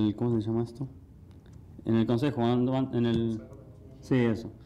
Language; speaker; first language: Spanish; native; Spanish